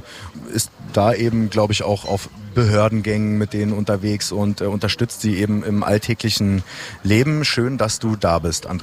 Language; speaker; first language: German; native; German